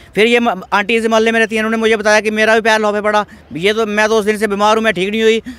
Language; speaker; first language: Hindi; native; Hindi